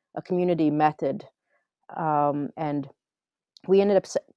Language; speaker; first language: English; native; English